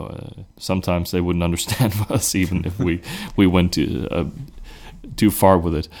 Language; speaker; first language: English; non-native, fluent; Swedish